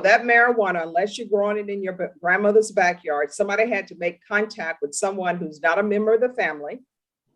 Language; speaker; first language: English; native; English